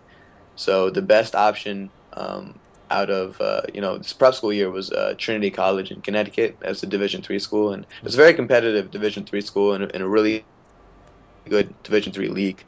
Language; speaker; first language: English; native; English